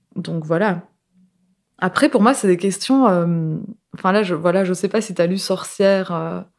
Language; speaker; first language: French; native; French